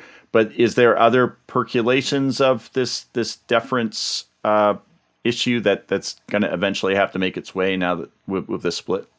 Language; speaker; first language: English; native; English